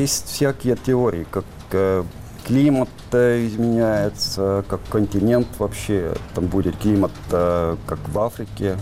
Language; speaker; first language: Russian; non-native, fluent; Estonian